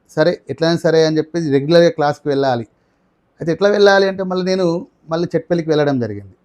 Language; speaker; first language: Telugu; non-native, local second language; Marathi